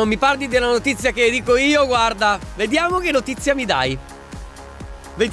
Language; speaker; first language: Italian; native; Italian